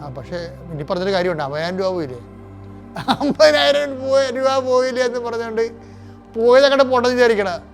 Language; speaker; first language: Malayalam; native; Malayalam